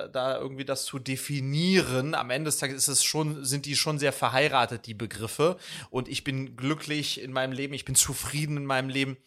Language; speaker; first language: German; early bilingual, other home language; Swedish